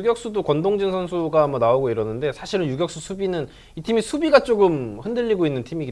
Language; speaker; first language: Korean; native; Korean